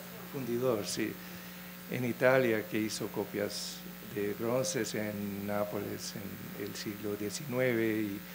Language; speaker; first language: Spanish; non-native, fluent; English